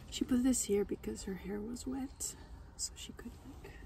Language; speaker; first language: English; non-native, fluent; Turkish